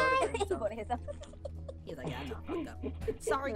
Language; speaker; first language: English; native; English